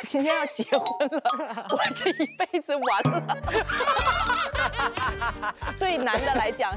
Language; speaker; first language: Chinese; native; Chinese